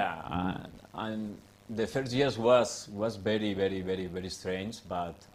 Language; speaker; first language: English; non-native, fluent; Spanish